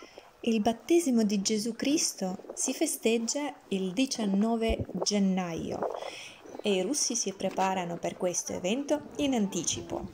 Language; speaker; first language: Italian; non-native, fluent; Russian